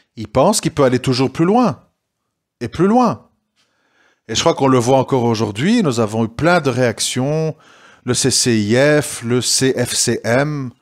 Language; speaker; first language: French; native; French